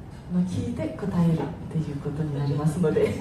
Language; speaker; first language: Japanese; non-native, fluent; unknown